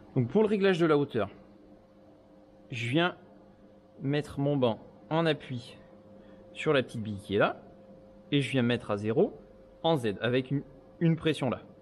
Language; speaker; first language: French; native; French